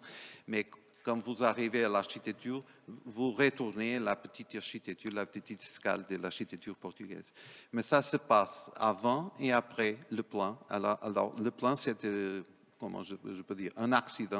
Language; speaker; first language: French; non-native, fluent; Portuguese